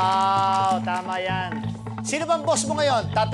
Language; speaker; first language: Filipino; native; Filipino